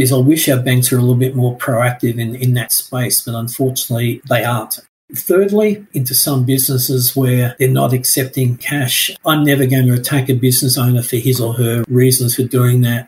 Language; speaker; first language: English; native; English